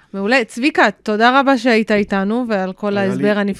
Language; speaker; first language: Hebrew; native; Hebrew